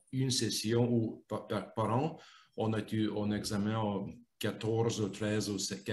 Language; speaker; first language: French; non-native, fluent; Lithuanian